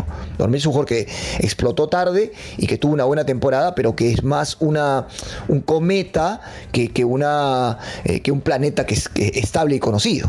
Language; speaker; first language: Spanish; native; Spanish